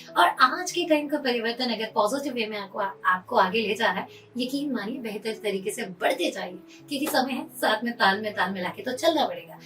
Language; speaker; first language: Hindi; native; Hindi